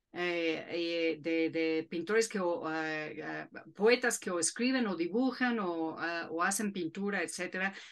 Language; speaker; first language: Spanish; non-native, fluent; English